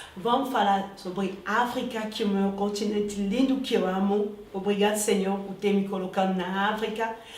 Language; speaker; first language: Portuguese; non-native, fluent; Lingala